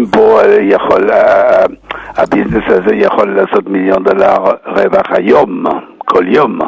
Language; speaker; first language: Hebrew; non-native, fluent; English